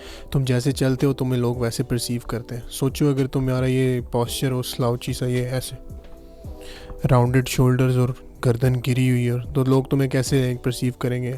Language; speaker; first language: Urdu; non-native, local second language; Punjabi